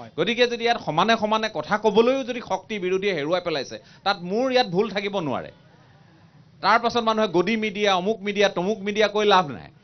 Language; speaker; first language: Assamese; native; Assamese